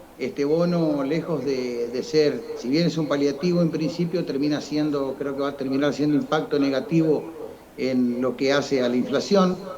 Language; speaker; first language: Spanish; native; Spanish